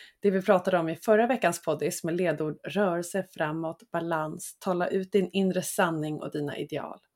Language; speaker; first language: Swedish; native; Swedish